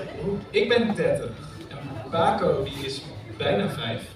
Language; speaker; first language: Dutch; native; Dutch